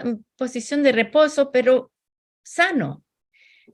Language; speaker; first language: Spanish; early bilingual, heritage; Spanish